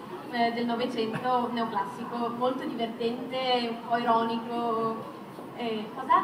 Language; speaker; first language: Italian; native; Italian